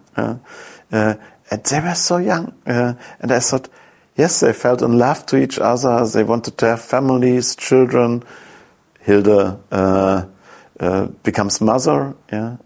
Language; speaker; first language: English; non-native, fluent; German